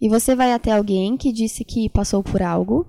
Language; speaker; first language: Portuguese; native; Portuguese